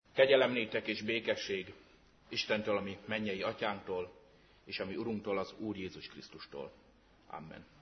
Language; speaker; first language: Hungarian; native; Hungarian